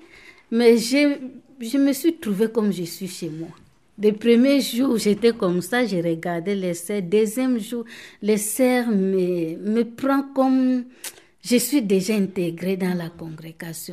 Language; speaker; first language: French; non-native, fluent; Tamil